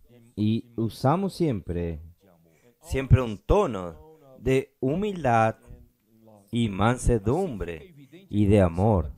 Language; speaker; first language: Spanish; non-native, fluent; Portuguese